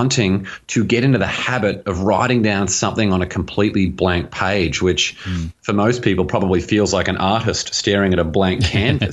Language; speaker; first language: English; native; English